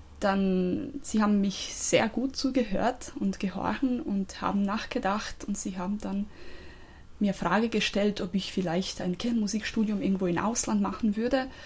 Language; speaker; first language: German; non-native, fluent; Croatian